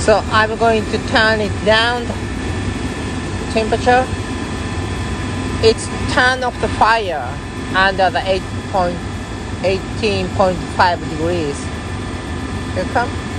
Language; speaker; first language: English; non-native, learner; Japanese